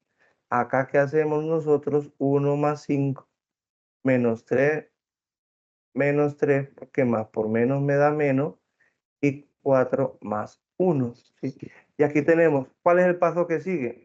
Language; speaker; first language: Spanish; native; Spanish